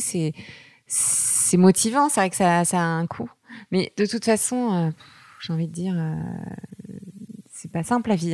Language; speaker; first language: French; native; French